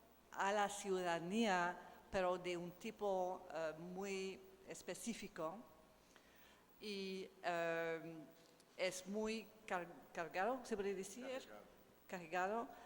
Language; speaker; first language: Spanish; non-native, learner; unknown